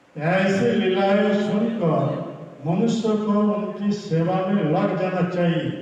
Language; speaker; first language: Hindi; native; Hindi